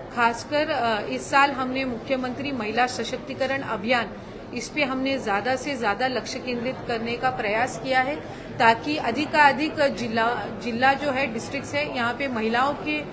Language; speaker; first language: Hindi; non-native, local second language; Marathi